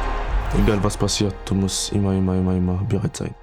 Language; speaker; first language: German; non-native, fluent; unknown